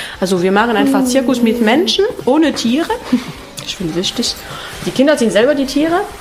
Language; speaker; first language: German; non-native, fluent; French